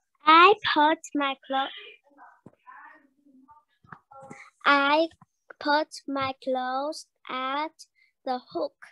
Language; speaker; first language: English; non-native, learner; Vietnamese